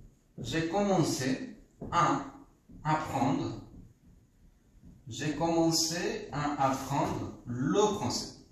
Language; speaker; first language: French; non-native, fluent; Bangla